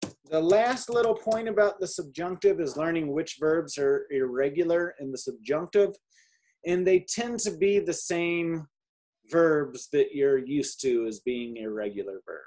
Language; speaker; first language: English; native; English